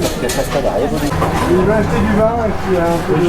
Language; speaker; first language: French; non-native, learner; Thai